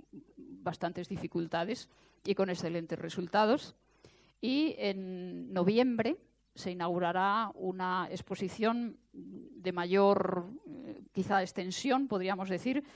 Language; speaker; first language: Spanish; native; Spanish